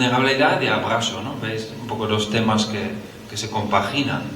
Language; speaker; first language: Spanish; non-native, fluent; Dutch